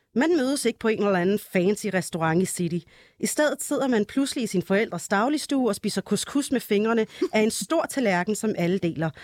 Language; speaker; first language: Danish; early bilingual, other home language; Arabic